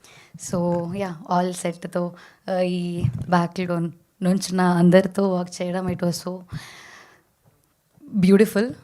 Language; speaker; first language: Telugu; non-native, learner; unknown